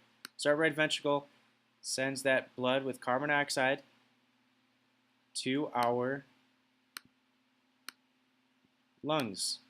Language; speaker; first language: English; native; English